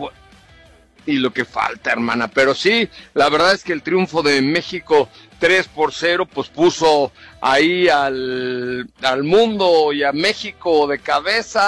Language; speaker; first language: Spanish; native; Spanish